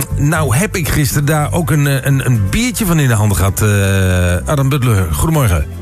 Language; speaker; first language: Dutch; native; Dutch